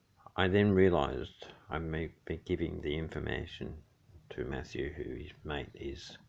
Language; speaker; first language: English; native; English